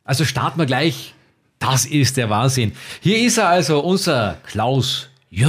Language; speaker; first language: German; native; German